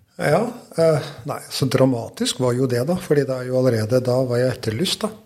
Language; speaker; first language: Norwegian; non-native, fluent; Albanian